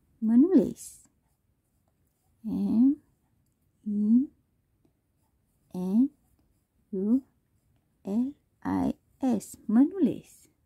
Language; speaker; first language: Malay; native; Malay